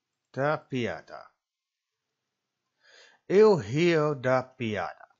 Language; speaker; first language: Portuguese; non-native, learner; Dutch